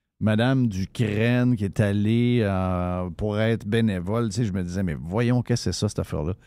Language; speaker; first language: French; native; French